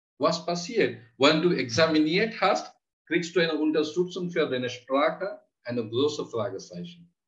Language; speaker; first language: German; non-native, learner; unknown